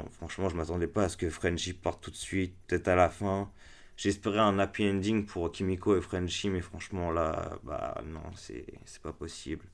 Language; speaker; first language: French; native; French